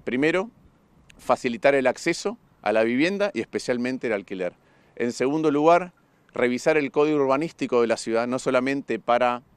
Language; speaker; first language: Spanish; native; Spanish